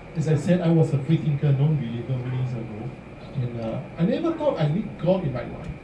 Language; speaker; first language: English; non-native, local second language; Min Nan Chinese